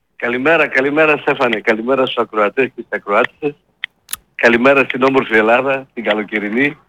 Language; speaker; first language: Greek; native; Greek